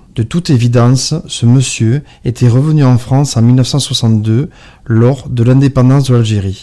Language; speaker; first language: French; native; French